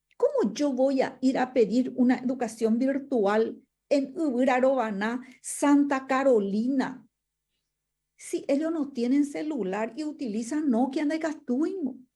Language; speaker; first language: Spanish; non-native, local second language; Guarani